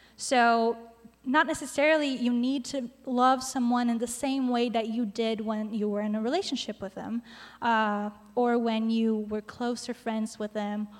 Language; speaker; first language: English; non-native, fluent; Portuguese